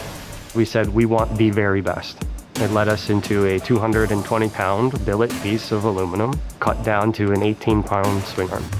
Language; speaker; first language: English; native; English